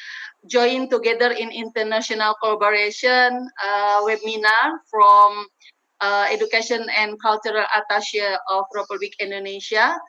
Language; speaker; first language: English; non-native, learner; Indonesian